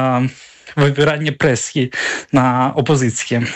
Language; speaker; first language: Polish; non-native, fluent; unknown